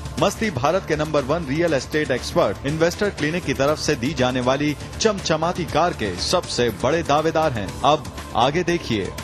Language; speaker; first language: Hindi; native; Hindi